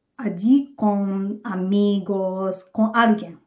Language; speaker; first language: Spanish; non-native, fluent; Japanese